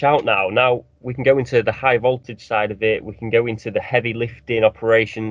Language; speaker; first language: English; native; English